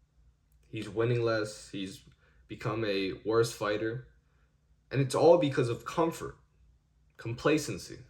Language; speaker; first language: English; native; English